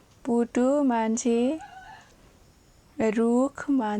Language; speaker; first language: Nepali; non-native, local second language; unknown